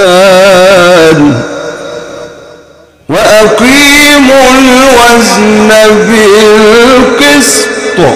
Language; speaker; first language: Arabic; native; Arabic